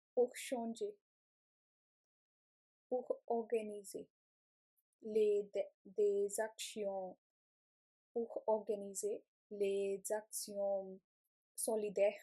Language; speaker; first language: French; non-native, learner; Punjabi